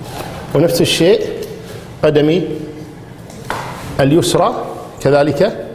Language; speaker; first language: Arabic; native; Arabic